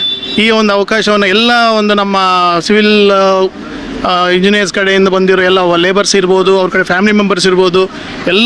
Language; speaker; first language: Kannada; native; Kannada